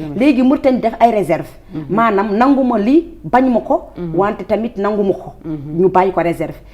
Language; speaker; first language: Wolof; non-native, local second language; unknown